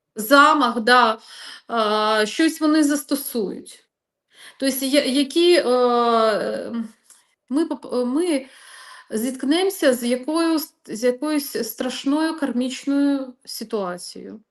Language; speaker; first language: Ukrainian; non-native, local second language; Russian